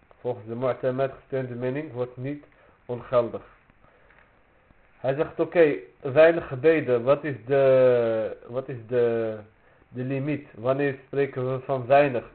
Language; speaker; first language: Dutch; early bilingual, other home language; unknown